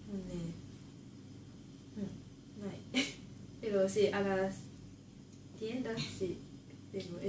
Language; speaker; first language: Spanish; non-native, learner; Japanese